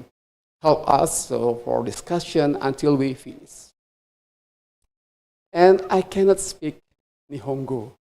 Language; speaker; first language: English; non-native, fluent; Indonesian